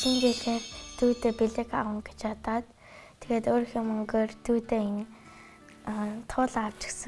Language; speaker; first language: Mongolian; early bilingual, heritage; Mongolian